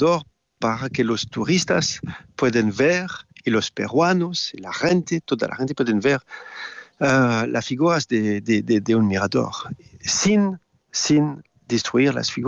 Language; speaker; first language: Spanish; non-native, fluent; French